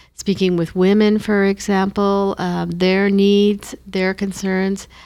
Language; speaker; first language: English; non-native, fluent; Hindi